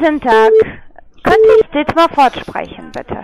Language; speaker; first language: German; non-native, learner; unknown